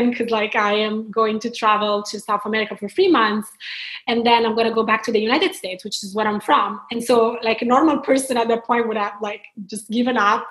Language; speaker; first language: English; non-native, fluent; Italian